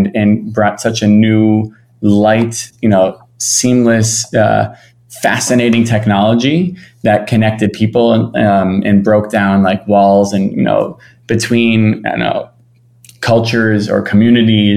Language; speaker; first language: English; native; English